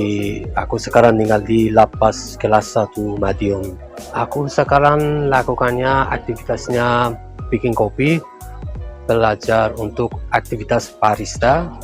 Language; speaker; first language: Indonesian; non-native, learner; Persian